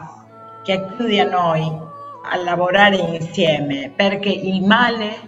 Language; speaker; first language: Italian; non-native, learner; Spanish